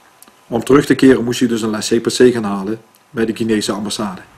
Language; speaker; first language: Dutch; native; Dutch